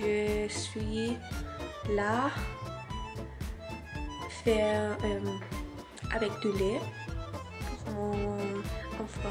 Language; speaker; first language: French; non-native, learner; Spanish